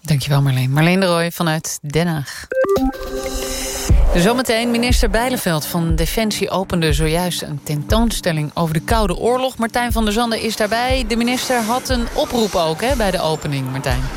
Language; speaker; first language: Dutch; native; Dutch